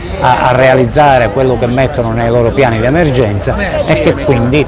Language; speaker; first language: Italian; native; Italian